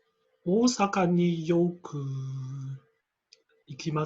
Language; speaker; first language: Japanese; non-native, learner; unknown